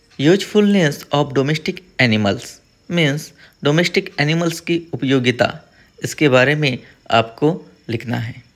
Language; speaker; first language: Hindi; non-native, local second language; Marathi